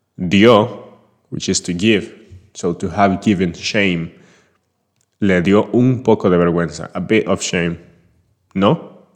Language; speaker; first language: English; non-native, fluent; Spanish